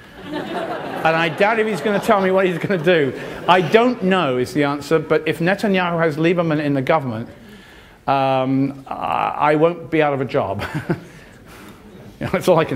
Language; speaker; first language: English; native; English